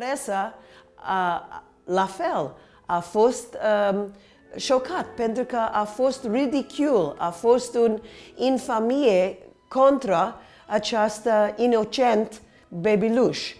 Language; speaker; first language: Romanian; early bilingual, heritage; Romanian